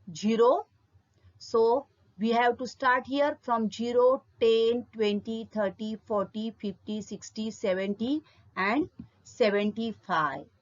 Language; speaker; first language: English; non-native, local second language; Marathi